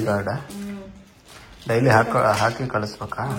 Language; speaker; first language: Kannada; native; Kannada